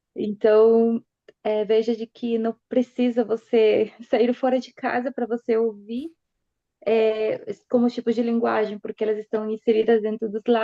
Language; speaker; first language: Portuguese; non-native, fluent; Spanish